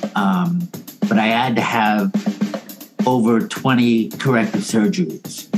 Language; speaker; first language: English; native; English